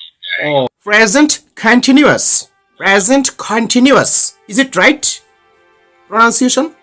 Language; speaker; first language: English; non-native, learner; Bangla